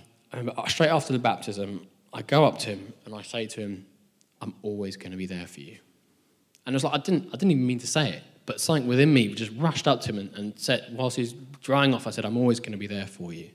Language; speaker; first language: English; native; English